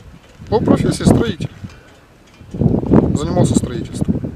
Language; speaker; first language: Russian; native; Russian